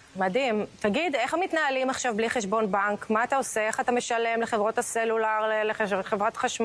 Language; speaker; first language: Hebrew; native; Hebrew